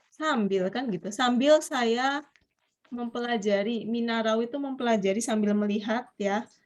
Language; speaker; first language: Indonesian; native; Indonesian